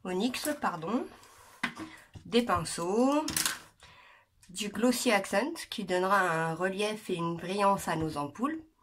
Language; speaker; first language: French; native; French